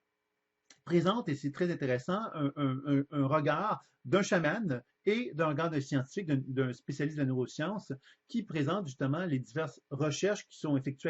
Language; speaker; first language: French; native; French